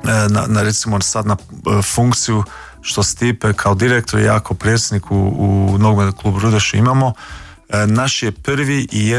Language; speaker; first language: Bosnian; early bilingual, heritage; Croatian